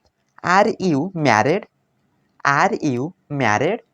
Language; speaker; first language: English; non-native, local second language; Odia